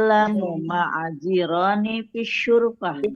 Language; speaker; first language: Arabic; non-native, learner; Indonesian